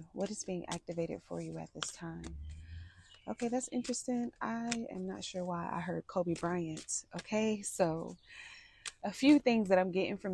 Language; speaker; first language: English; native; English